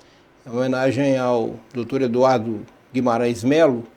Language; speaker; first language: Portuguese; native; Portuguese